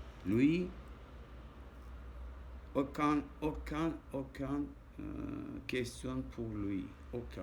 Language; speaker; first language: French; non-native, learner; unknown